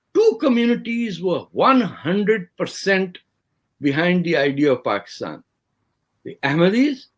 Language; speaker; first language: English; non-native, local second language; Urdu